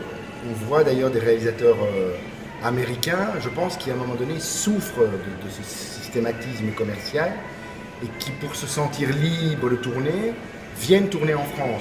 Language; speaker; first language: French; native; French